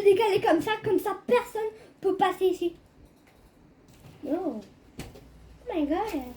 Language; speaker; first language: French; native; French